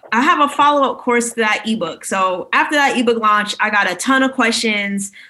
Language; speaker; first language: English; native; English